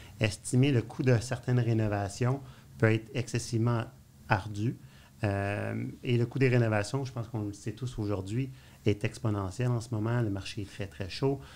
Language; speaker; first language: French; native; French